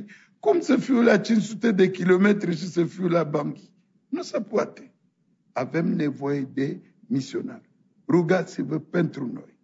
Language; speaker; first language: Romanian; non-native, fluent; French